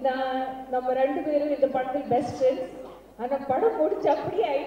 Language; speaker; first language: Tamil; non-native, learner; Malayalam